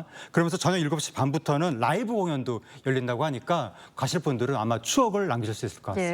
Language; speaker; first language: Korean; native; Korean